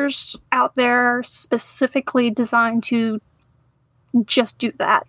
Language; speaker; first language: English; native; English